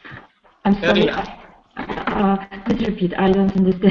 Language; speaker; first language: English; non-native, learner; Russian